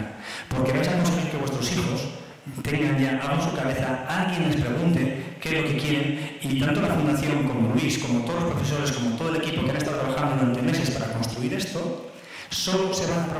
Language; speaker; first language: Spanish; native; Spanish